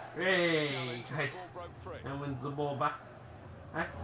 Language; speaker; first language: English; native; English